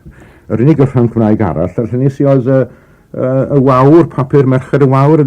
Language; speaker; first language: Welsh; native; Welsh